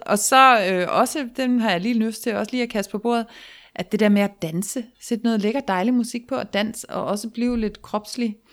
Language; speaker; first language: Danish; native; Danish